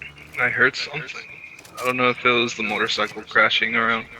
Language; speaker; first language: English; native; English